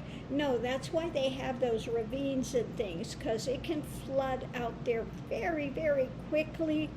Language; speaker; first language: English; native; English